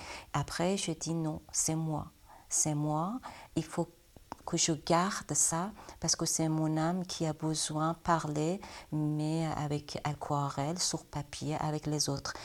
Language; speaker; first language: French; non-native, learner; Persian